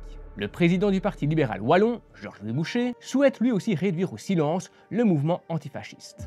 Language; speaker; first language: French; native; French